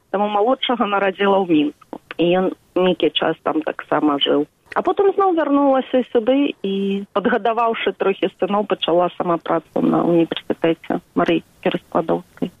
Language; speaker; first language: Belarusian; native; Belarusian